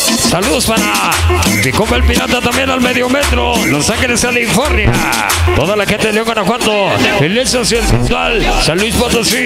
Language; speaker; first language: Spanish; native; Spanish